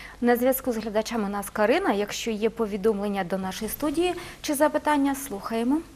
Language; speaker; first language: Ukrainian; non-native, local second language; Russian